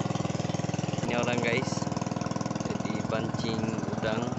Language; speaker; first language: Indonesian; non-native, fluent; Bangla